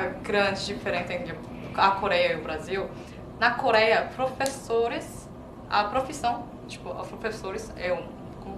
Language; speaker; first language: Portuguese; non-native, fluent; Korean